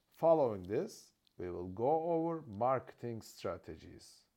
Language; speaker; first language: English; non-native, fluent; Turkish